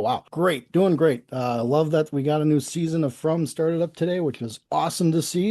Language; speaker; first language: English; native; English